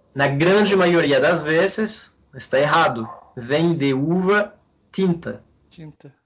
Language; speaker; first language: Portuguese; non-native, fluent; French